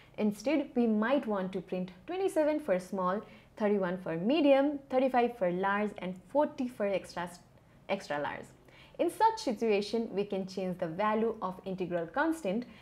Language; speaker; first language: English; non-native, local second language; Nepali